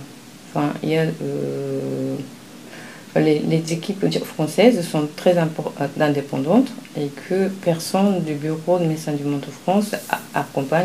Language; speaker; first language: French; non-native, fluent; Japanese